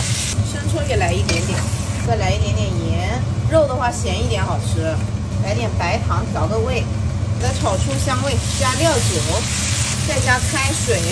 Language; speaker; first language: Chinese; native; Chinese